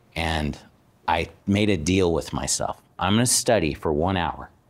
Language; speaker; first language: English; native; English